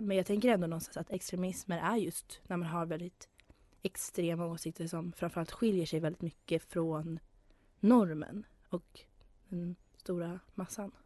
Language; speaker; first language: Swedish; native; Swedish